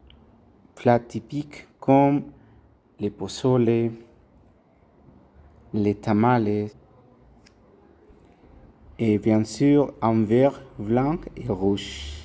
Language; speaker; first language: French; non-native, learner; Spanish